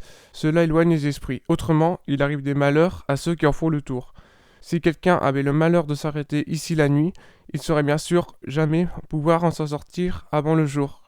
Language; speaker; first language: French; native; French